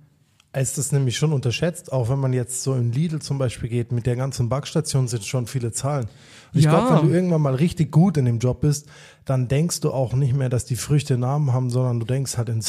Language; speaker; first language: German; native; German